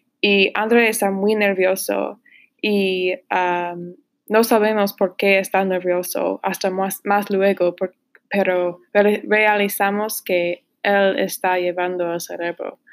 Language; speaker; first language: Spanish; non-native, learner; English